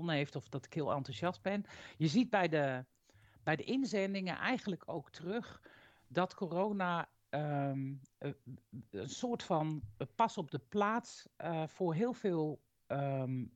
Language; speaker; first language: Dutch; native; Dutch